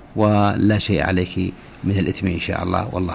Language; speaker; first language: Arabic; native; Arabic